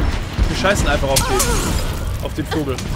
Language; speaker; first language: German; native; German